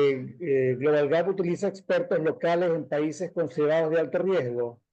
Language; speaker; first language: Spanish; native; Spanish